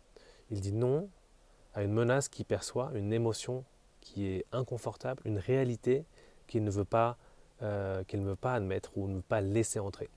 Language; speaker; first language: French; native; French